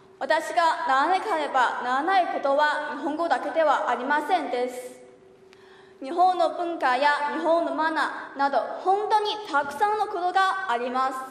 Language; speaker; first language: Japanese; non-native, learner; Chinese